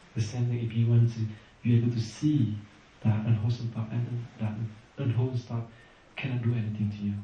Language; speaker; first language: English; non-native, fluent; Vietnamese